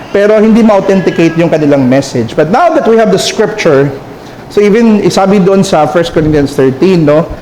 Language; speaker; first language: Filipino; non-native, local second language; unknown